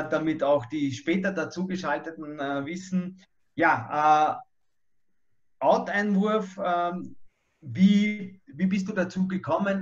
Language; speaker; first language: German; native; German